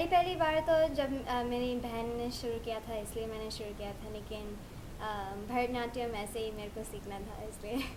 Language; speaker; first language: Hindi; early bilingual, heritage; Hindi